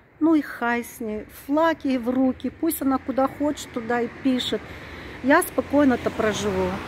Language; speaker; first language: Russian; native; Russian